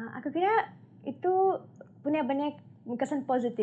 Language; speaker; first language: Indonesian; non-native, learner; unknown